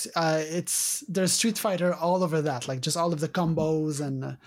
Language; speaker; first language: English; non-native, fluent; French